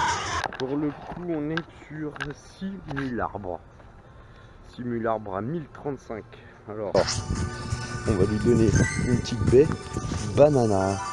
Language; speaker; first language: French; native; French